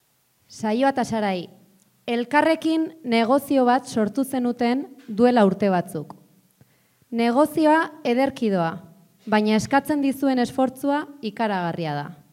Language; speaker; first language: Basque; native; Basque